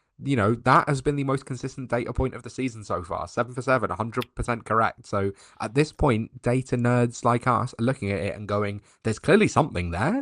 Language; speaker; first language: English; native; English